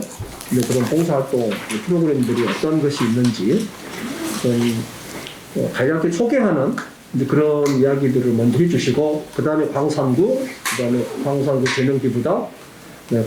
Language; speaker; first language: Korean; native; Korean